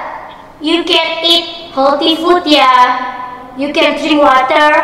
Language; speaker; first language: English; non-native, learner; Indonesian